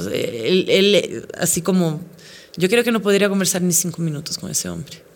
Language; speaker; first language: Spanish; non-native, fluent; Portuguese